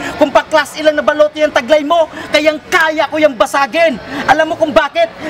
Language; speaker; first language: Filipino; non-native, local second language; Cebuano